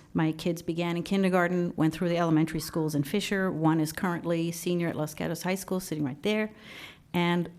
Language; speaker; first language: English; early bilingual, other home language; Persian